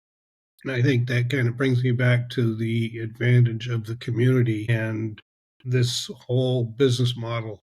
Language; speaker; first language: English; native; English